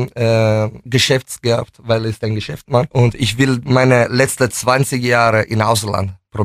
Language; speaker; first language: German; non-native, fluent; Italian